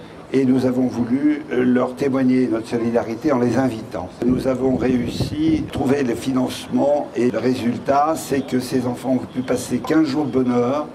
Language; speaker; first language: French; native; French